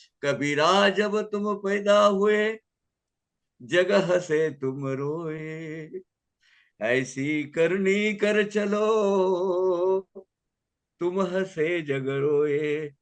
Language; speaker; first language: Hindi; native; Hindi